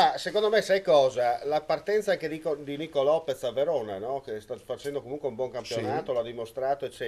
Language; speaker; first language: Italian; native; Italian